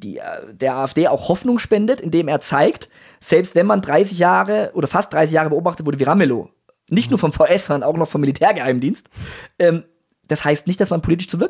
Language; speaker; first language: German; native; German